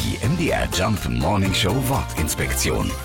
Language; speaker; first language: German; native; German